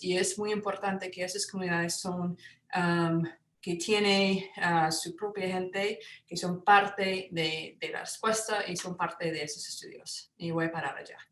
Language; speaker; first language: Spanish; non-native, fluent; English